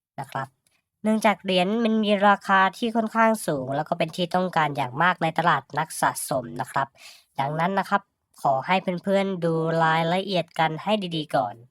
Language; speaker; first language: Thai; native; Thai